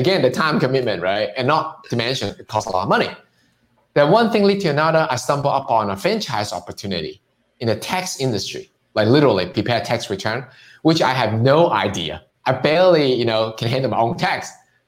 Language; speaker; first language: English; non-native, local second language; Cantonese